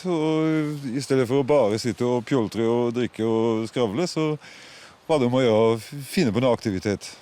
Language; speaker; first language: Norwegian; non-native, fluent; German